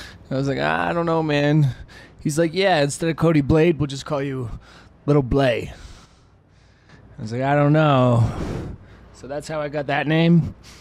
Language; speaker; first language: English; native; English